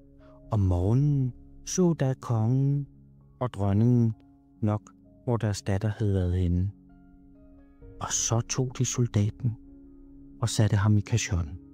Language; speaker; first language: Danish; native; Danish